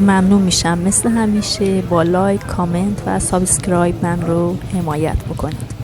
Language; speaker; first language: Persian; native; Persian